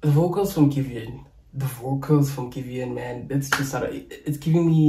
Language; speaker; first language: English; non-native, local second language; Zulu